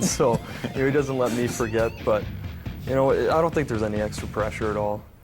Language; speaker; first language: English; native; English